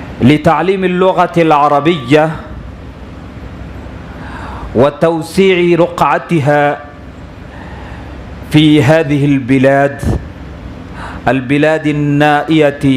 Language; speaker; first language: Arabic; non-native, fluent; Urdu